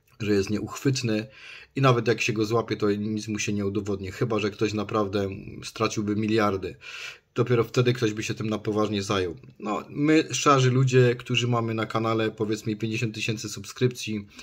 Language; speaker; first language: Polish; native; Polish